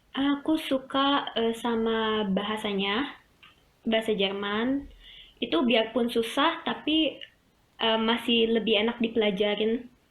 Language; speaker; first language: Indonesian; native; Indonesian